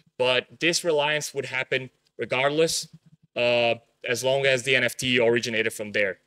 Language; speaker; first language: English; non-native, fluent; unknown